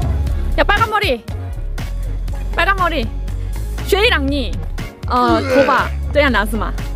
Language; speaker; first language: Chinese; non-native, learner; Korean